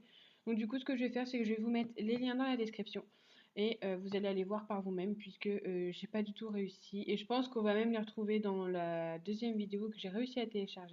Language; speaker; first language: French; native; French